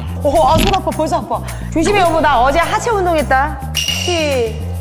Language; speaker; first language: Korean; native; Korean